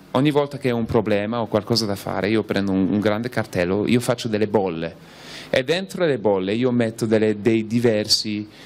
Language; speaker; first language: Italian; non-native, fluent; English